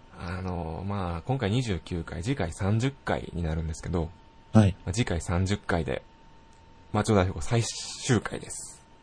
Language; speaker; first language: Japanese; native; Japanese